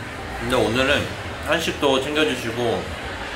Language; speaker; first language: Korean; native; Korean